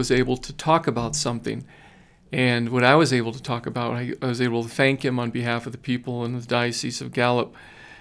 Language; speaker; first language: English; native; English